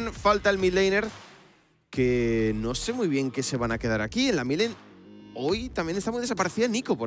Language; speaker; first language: Spanish; native; Spanish